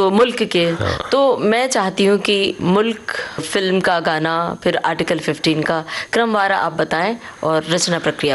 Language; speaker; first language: Hindi; native; Hindi